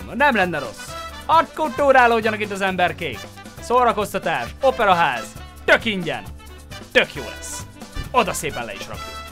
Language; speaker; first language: Hungarian; native; Hungarian